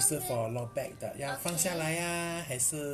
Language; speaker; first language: Chinese; native; Chinese